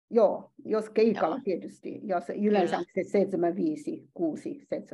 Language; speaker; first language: Finnish; non-native, learner; Chinese